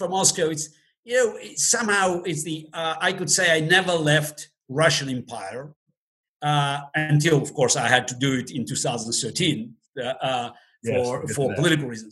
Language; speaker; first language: English; non-native, fluent; Russian